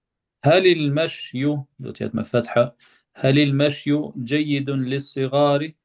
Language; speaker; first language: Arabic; non-native, fluent; Albanian